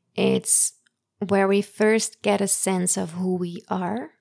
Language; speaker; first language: English; early bilingual, other home language; Persian